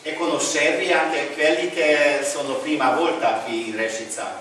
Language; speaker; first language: Italian; non-native, fluent; Romanian